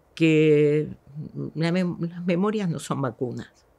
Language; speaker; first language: Spanish; native; Spanish